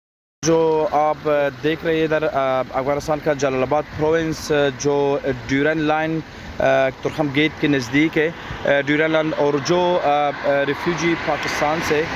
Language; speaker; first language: Hindi; non-native, fluent; Pashto